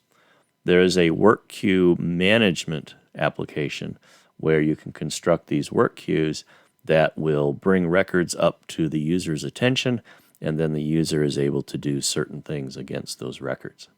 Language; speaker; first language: English; native; English